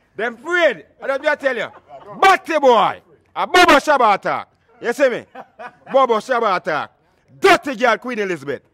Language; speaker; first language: English; native; English